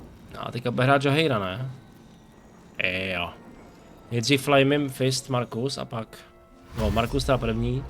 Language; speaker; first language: Czech; native; Czech